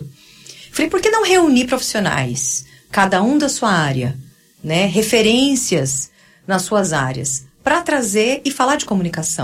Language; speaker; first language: Portuguese; native; Portuguese